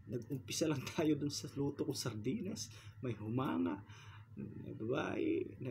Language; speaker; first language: Filipino; non-native, local second language; Cebuano